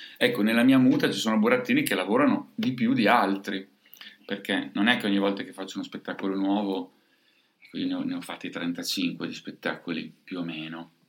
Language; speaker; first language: Italian; native; Italian